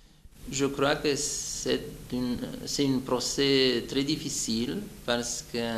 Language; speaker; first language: French; non-native, fluent; Romanian